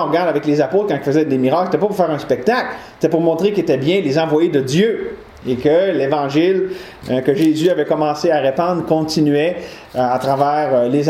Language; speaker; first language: French; native; French